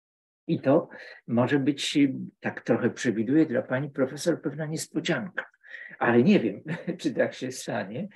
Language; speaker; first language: Polish; native; Polish